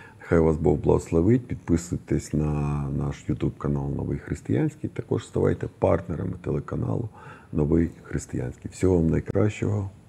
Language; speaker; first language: Ukrainian; native; Ukrainian